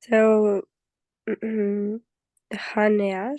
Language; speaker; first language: Persian; non-native, learner; English